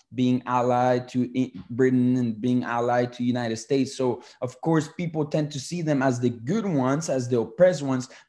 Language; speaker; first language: English; early bilingual, other home language; Spanish